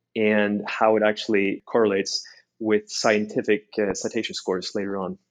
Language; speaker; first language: English; non-native, fluent; Norwegian